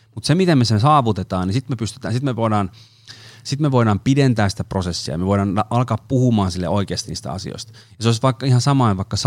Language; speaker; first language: Finnish; native; Finnish